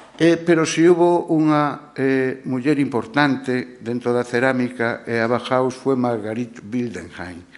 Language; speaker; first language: Galician; non-native, local second language; Spanish